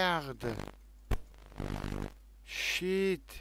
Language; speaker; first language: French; non-native, learner; German